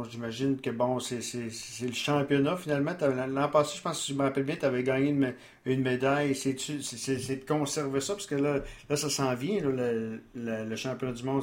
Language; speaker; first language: French; native; French